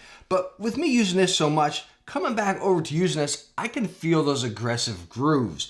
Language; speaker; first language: English; native; English